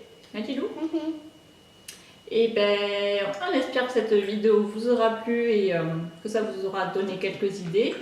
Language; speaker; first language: French; native; French